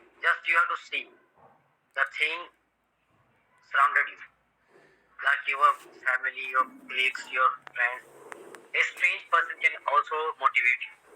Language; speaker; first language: English; non-native, local second language; Hindi